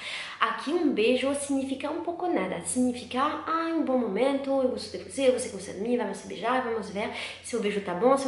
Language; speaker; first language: Portuguese; non-native, learner; French